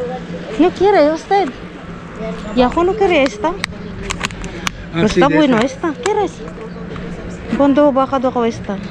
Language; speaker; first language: Spanish; non-native, learner; Filipino